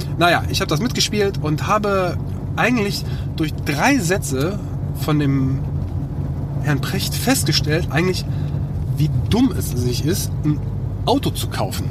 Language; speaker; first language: German; early bilingual, other home language; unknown